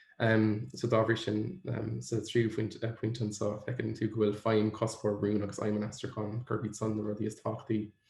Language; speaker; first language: Irish; native; Irish